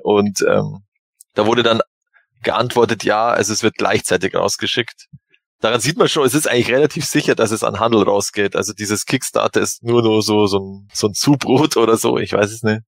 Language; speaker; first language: German; native; German